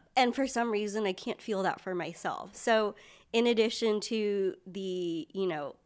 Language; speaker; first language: English; early bilingual, other home language; Filipino